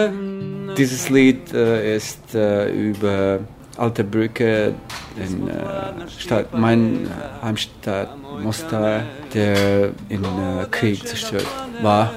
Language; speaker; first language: German; non-native, fluent; Croatian